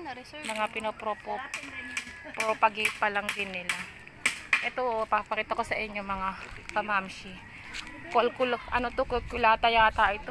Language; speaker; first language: Filipino; native; Filipino